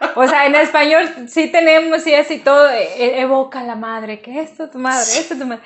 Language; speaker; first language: Spanish; native; Spanish